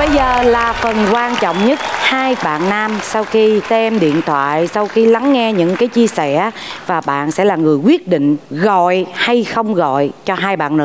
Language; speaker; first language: Vietnamese; native; Vietnamese